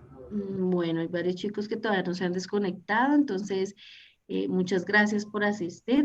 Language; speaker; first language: Spanish; native; Spanish